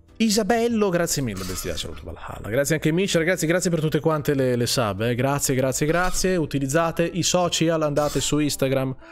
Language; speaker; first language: Italian; native; Italian